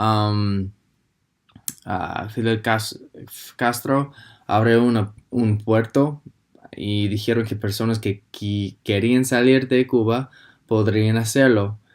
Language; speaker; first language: Spanish; non-native, fluent; English